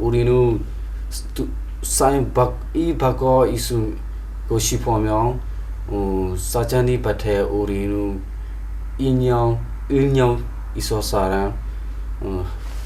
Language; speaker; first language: Korean; non-native, learner; Burmese